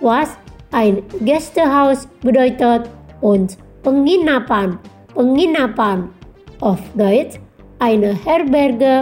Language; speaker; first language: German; non-native, fluent; Indonesian